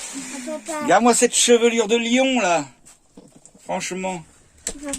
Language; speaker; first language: French; native; French